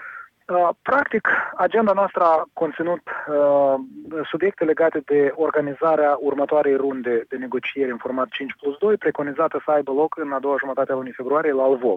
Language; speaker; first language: Romanian; native; Romanian